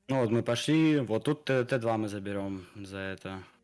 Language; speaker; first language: Russian; native; Russian